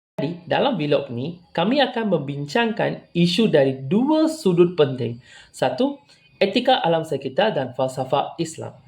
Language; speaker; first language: Malay; non-native, local second language; Tamil